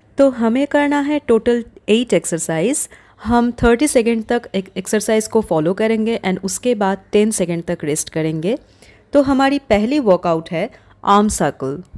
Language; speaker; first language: Hindi; native; Hindi